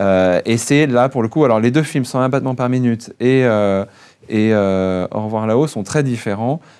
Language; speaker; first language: French; native; French